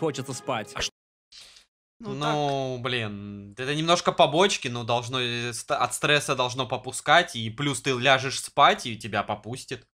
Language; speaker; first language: Russian; native; Russian